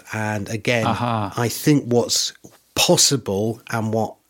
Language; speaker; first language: English; native; English